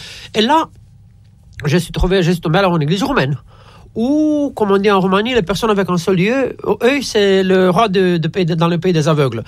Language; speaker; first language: French; non-native, fluent; Romanian